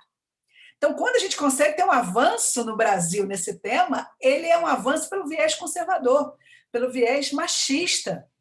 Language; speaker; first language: Portuguese; native; Portuguese